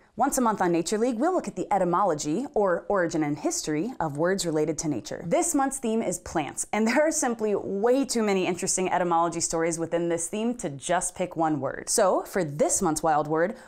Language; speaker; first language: English; native; English